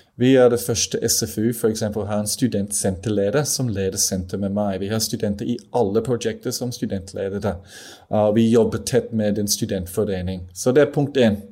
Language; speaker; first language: Norwegian; non-native, fluent; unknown